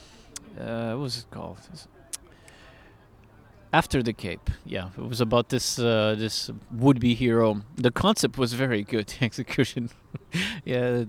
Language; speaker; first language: English; non-native, fluent; Portuguese